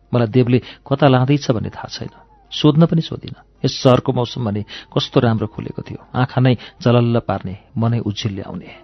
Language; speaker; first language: Nepali; native; Nepali